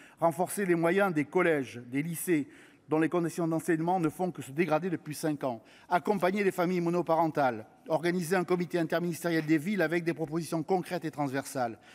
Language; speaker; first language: French; native; French